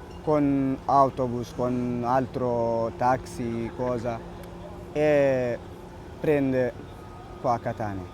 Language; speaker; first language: Italian; non-native, learner; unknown